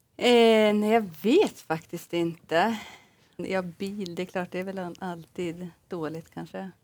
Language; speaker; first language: Swedish; native; Swedish